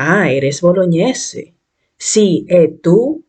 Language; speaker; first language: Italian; non-native, fluent; Spanish